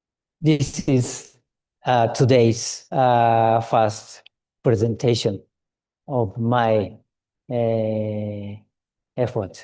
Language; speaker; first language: English; non-native, learner; Japanese